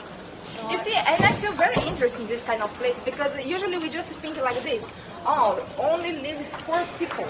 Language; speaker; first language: English; non-native, fluent; Portuguese